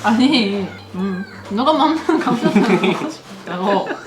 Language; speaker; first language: Korean; non-native, learner; Japanese